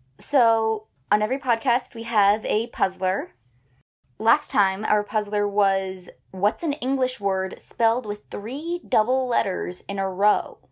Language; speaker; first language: English; native; English